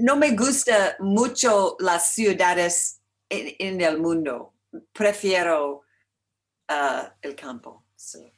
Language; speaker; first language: Spanish; non-native, learner; English